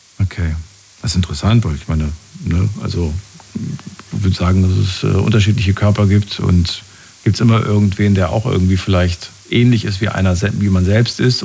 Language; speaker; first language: German; native; German